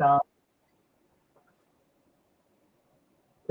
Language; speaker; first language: English; non-native, learner; Japanese